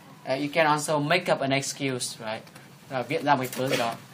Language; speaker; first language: English; non-native, fluent; Vietnamese